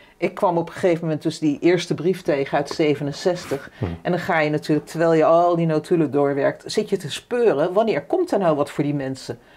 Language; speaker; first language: Dutch; native; Dutch